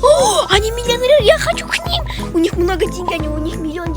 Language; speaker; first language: Russian; non-native, local second language; Kazakh